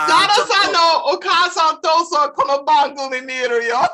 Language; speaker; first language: Japanese; non-native, learner; English